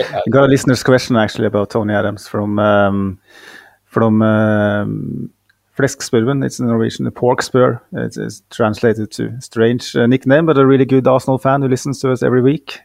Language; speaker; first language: English; non-native, fluent; Norwegian